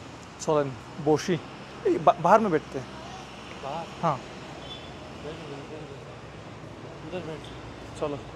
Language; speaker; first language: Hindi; non-native, learner; Bangla